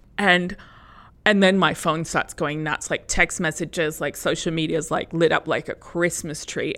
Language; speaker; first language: English; early bilingual, other home language; Spanish